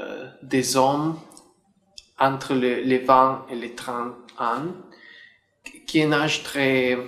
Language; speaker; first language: French; non-native, fluent; Italian